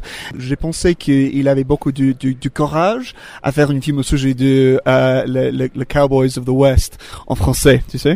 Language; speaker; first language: French; non-native, fluent; English